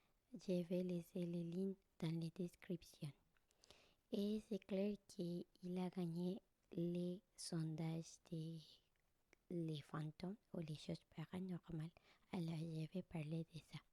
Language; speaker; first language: French; non-native, learner; Spanish